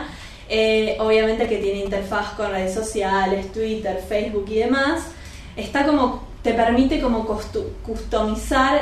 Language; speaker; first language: Spanish; native; Spanish